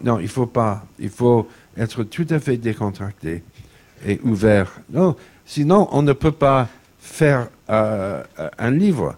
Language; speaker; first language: French; non-native, fluent; English